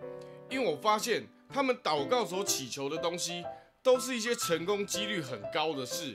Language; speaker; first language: Chinese; native; Chinese